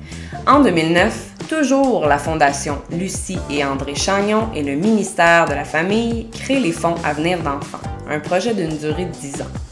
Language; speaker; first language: French; native; French